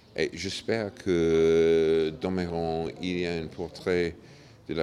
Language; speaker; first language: French; non-native, fluent; English